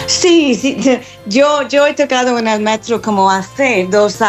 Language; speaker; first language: Spanish; non-native, fluent; English